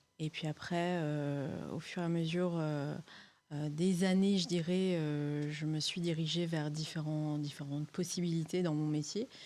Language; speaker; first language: French; early bilingual, other home language; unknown